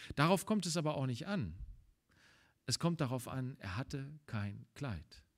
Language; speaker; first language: German; native; German